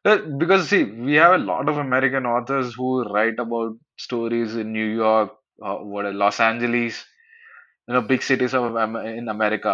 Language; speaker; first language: English; non-native, local second language; Hindi